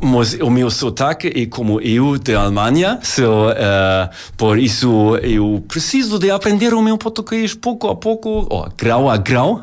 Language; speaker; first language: Portuguese; non-native, learner; German